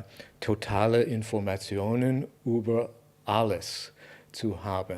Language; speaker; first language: German; non-native, fluent; English